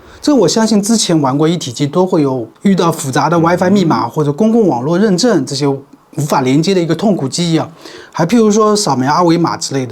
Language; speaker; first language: Chinese; native; Chinese